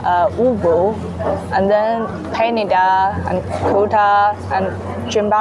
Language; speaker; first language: English; non-native, learner; Chinese